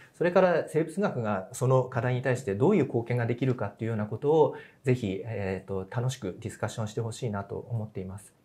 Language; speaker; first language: Japanese; native; Japanese